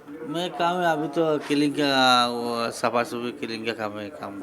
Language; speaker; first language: Hindi; non-native, local second language; Bangla